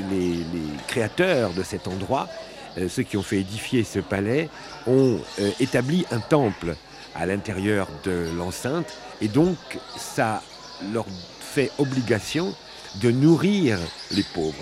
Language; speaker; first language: French; native; French